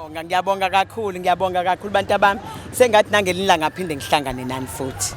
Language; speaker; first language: Zulu; native; Zulu